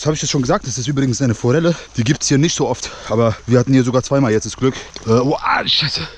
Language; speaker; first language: German; early bilingual, other home language; Bosnian